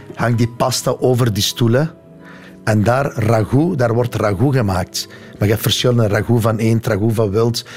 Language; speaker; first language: Dutch; native; Dutch